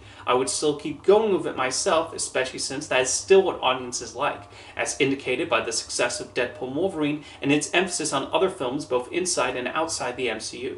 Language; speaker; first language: English; native; English